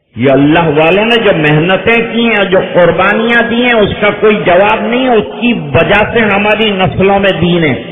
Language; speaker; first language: Urdu; non-native, local second language; Gujarati